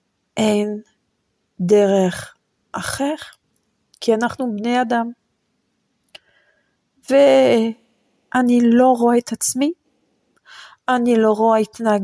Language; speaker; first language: Hebrew; non-native, fluent; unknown